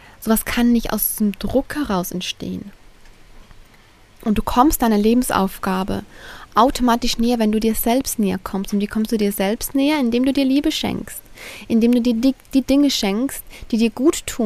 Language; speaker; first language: German; native; German